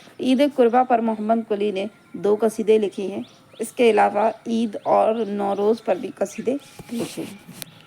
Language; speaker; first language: Urdu; native; Urdu